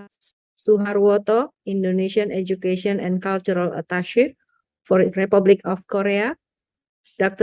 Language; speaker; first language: English; non-native, fluent; Indonesian